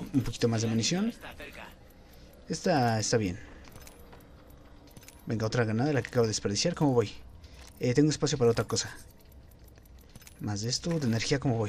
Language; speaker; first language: Spanish; native; Spanish